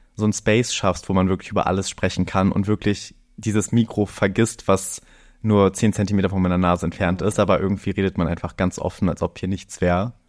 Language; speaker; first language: German; early bilingual, other home language; Greek